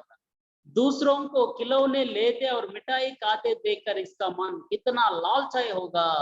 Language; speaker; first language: Hindi; non-native, local second language; Telugu